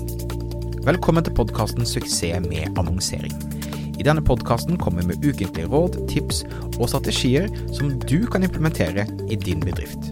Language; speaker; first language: Norwegian; native; Norwegian